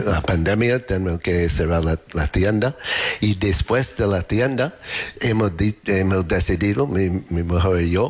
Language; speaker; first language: Spanish; non-native, learner; English